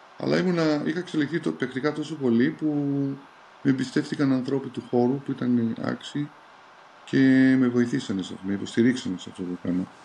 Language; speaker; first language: Greek; early bilingual, heritage; Greek